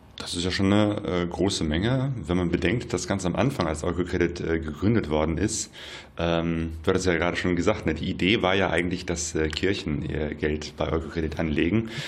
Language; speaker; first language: German; native; German